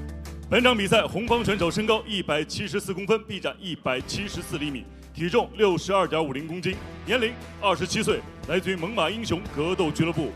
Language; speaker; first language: Chinese; native; Chinese